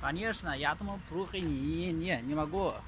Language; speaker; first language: Russian; non-native, learner; Chinese